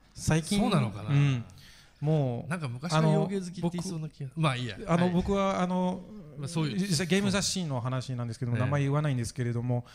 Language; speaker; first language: Japanese; non-native, fluent; French